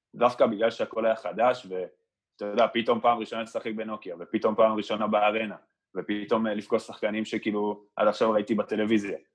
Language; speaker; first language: Hebrew; early bilingual, other home language; Spanish